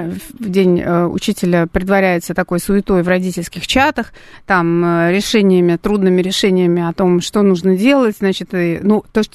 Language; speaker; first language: Russian; native; Russian